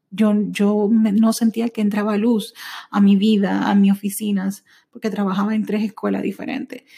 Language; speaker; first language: Spanish; early bilingual, heritage; Spanish